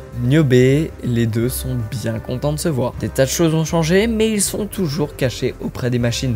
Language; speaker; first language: French; native; French